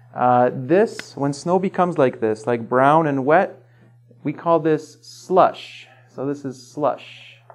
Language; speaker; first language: English; native; English